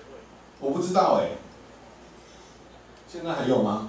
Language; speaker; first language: Chinese; native; Chinese